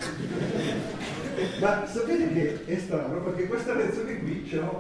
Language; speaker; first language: Italian; native; Italian